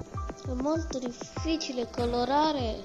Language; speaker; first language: Italian; early bilingual, other home language; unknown